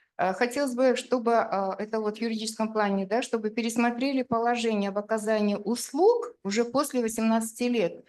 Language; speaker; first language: Russian; native; Russian